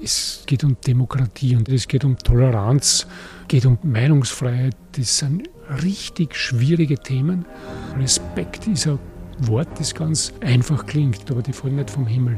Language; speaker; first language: German; native; German